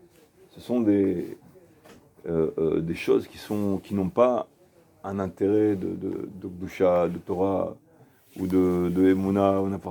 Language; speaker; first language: French; native; French